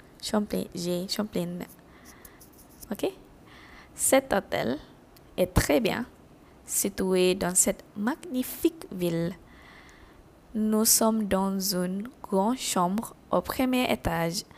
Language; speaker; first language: French; non-native, fluent; Malay